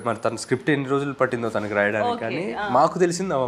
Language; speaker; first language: Telugu; native; Telugu